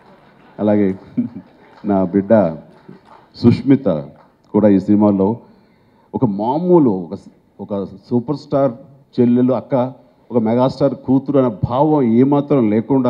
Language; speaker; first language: Telugu; native; Telugu